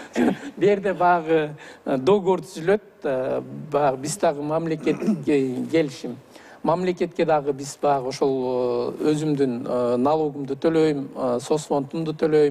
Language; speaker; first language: Kyrgyz; native; Kyrgyz